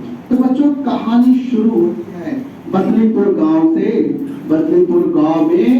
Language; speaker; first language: Hindi; native; Hindi